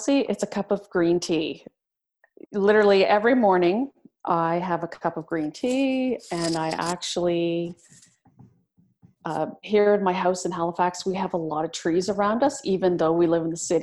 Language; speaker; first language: English; native; English